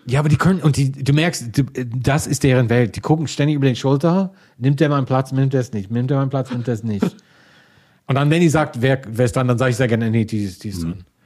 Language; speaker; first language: German; non-native, fluent; English